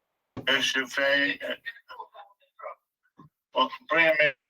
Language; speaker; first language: French; non-native, learner; English